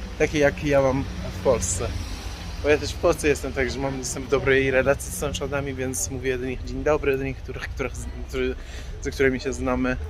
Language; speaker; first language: Polish; non-native, fluent; Persian